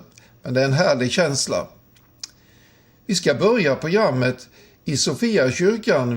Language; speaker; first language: Swedish; native; Swedish